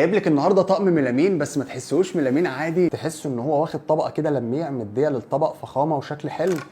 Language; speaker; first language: Arabic; native; Arabic